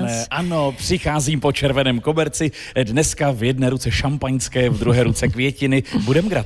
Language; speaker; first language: Czech; native; Czech